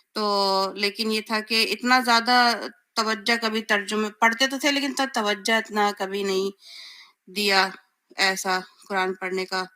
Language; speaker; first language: Urdu; native; Urdu